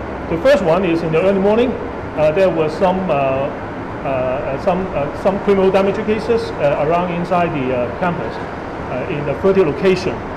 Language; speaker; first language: English; non-native, local second language; Cantonese